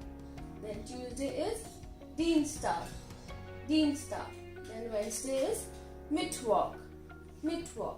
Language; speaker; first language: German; non-native, fluent; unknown